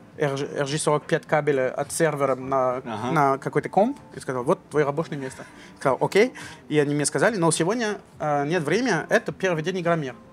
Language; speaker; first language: Russian; non-native, learner; French